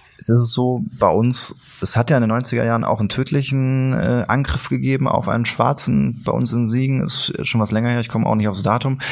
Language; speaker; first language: German; native; German